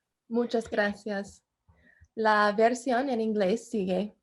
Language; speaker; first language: Spanish; non-native, learner; English